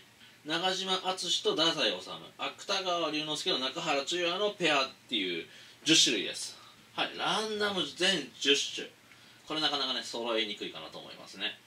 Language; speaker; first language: Japanese; native; Japanese